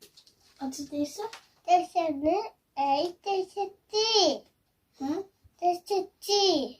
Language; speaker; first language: Dutch; non-native, learner; Tigrinya